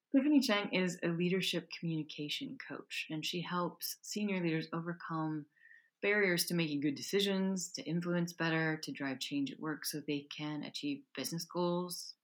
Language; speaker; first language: English; native; English